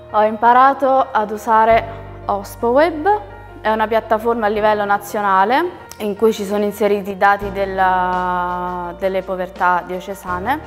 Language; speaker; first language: Italian; native; Italian